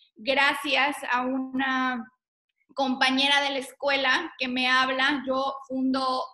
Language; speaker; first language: Spanish; native; Spanish